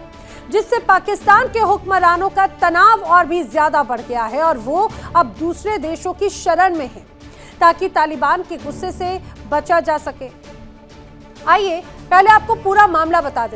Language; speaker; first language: Hindi; native; Hindi